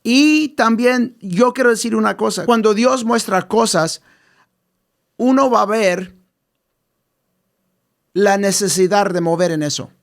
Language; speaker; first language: Spanish; early bilingual, heritage; English